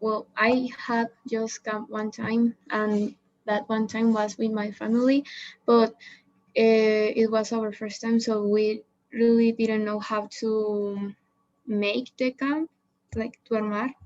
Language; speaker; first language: English; non-native, learner; Spanish